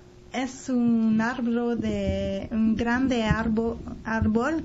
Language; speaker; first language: Spanish; non-native, learner; French